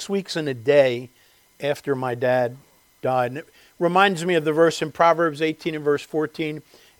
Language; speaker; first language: English; native; English